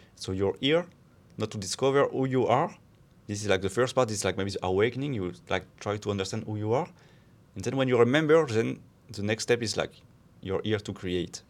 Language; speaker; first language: English; non-native, fluent; French